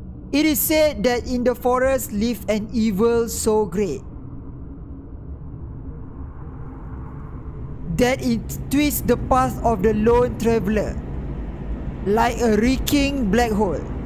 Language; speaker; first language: English; non-native, local second language; Malay